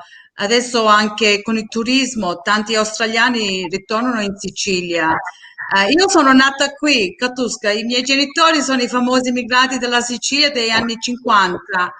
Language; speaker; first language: Italian; early bilingual, heritage; Sicilian